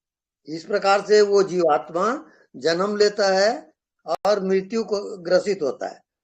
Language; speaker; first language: Hindi; native; Hindi